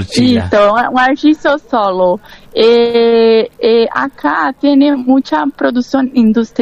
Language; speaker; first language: Spanish; non-native, learner; Portuguese